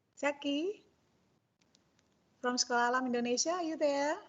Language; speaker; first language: English; non-native, fluent; Indonesian